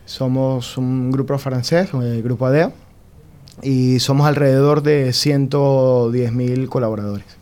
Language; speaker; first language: Spanish; native; Spanish